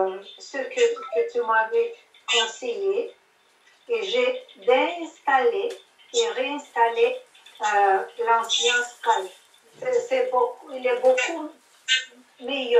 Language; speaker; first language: French; non-native, fluent; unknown